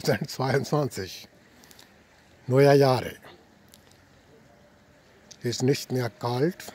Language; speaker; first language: German; non-native, learner; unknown